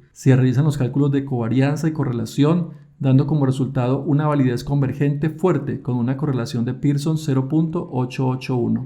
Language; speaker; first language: Spanish; native; Spanish